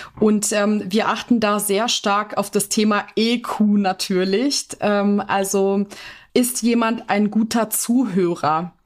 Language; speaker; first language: German; native; German